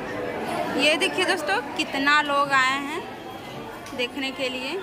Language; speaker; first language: Hindi; native; Hindi